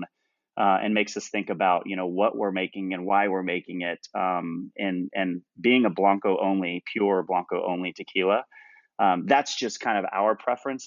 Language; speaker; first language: English; native; English